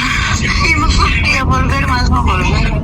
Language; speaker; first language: Spanish; non-native, learner; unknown